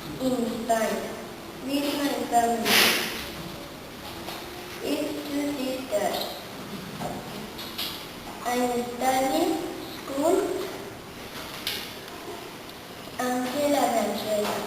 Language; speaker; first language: English; non-native, learner; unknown